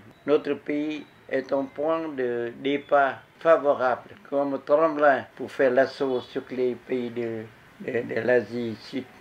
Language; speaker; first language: French; non-native, local second language; Vietnamese